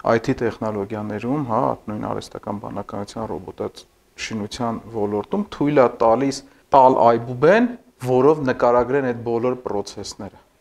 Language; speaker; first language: Armenian; native; Armenian